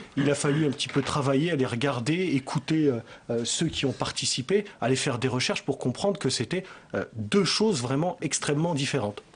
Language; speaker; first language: French; native; French